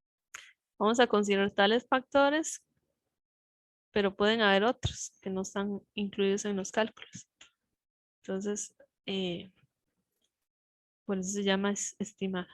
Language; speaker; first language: Spanish; native; Spanish